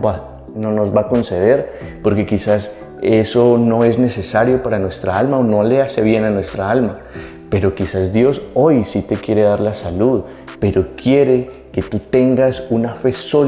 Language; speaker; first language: Spanish; native; Spanish